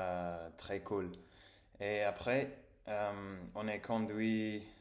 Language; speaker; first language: French; non-native, learner; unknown